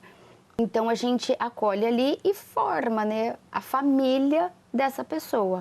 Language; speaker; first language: Portuguese; native; Portuguese